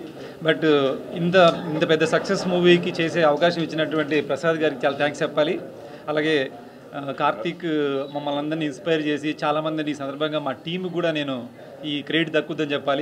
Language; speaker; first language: Telugu; native; Telugu